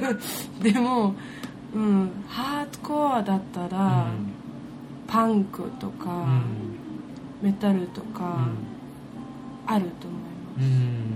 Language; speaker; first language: Japanese; non-native, learner; German